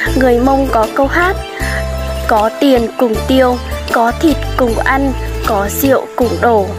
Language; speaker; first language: Vietnamese; non-native, local second language; Hmong